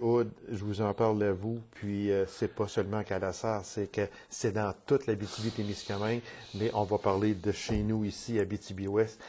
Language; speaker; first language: French; native; French